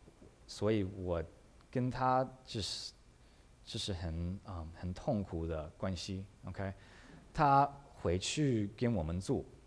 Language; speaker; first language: Chinese; early bilingual, heritage; English